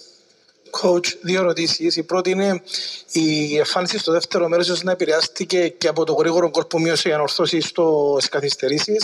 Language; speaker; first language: Greek; native; Greek